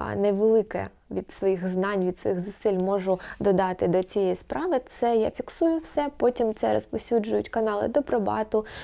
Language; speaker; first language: Ukrainian; non-native, local second language; Russian